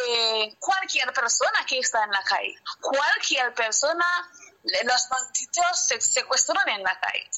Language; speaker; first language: Spanish; non-native, learner; Haitian Creole